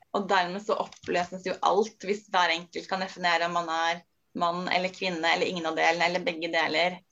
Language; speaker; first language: Norwegian; native; Norwegian